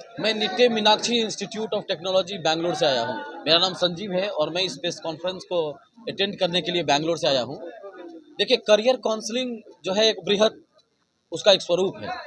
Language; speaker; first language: Hindi; native; Hindi